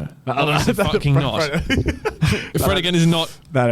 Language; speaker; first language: English; native; English